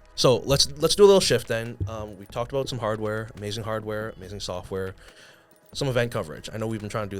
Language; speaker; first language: English; native; English